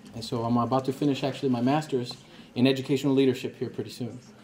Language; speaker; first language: English; early bilingual, other home language; Spanish